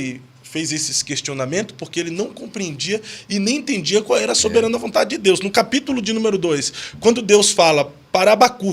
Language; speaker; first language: Portuguese; native; Portuguese